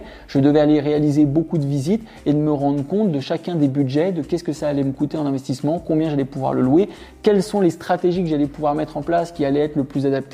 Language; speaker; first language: French; native; French